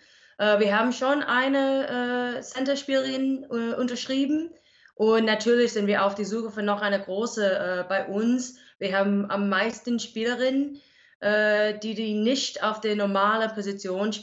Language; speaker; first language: German; non-native, learner; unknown